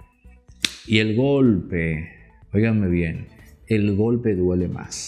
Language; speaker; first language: Spanish; native; Spanish